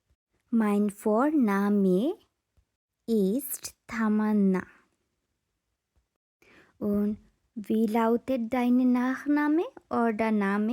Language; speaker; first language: German; non-native, learner; Bangla